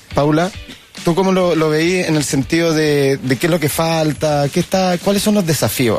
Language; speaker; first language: Spanish; native; Spanish